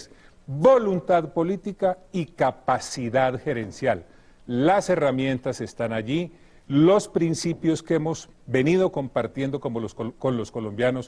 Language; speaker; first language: Spanish; native; Spanish